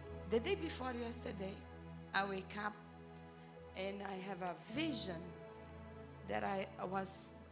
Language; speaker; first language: English; non-native, learner; Portuguese